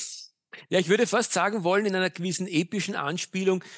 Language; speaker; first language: German; native; German